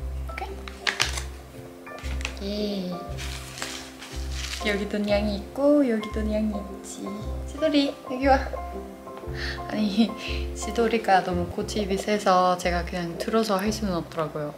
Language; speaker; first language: Korean; non-native, fluent; Norwegian